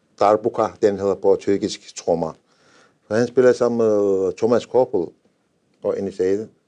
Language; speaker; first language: Danish; non-native, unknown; Turkish